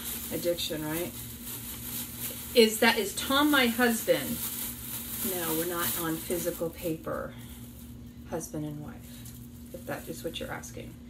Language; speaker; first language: English; early bilingual, other home language; Italian